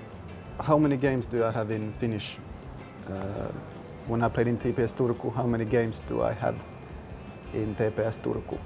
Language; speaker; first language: English; non-native, fluent; Finnish